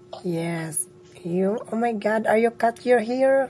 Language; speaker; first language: English; non-native, learner; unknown